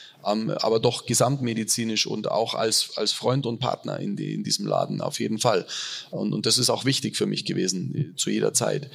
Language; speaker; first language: German; native; German